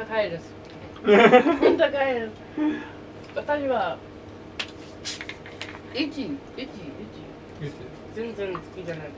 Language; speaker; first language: Japanese; non-native, learner; English